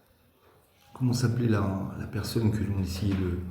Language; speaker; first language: French; native; French